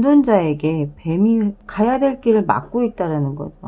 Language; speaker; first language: Korean; native; Korean